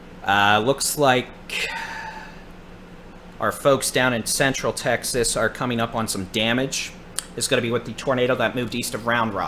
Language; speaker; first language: English; native; English